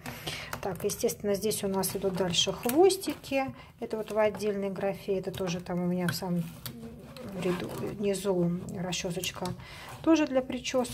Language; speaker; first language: Russian; native; Russian